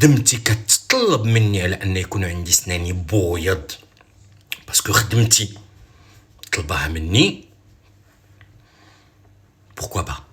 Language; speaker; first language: Arabic; native; Arabic